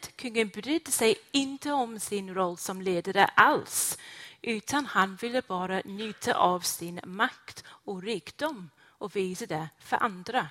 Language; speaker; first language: Swedish; non-native, fluent; English